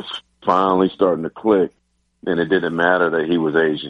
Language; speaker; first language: English; native; English